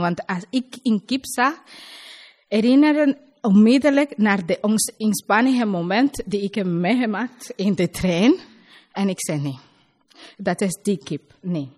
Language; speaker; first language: Dutch; non-native, learner; Spanish